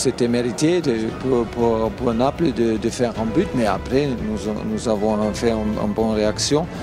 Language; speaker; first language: French; non-native, fluent; German